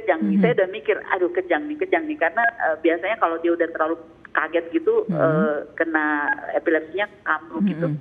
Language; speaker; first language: Indonesian; native; Indonesian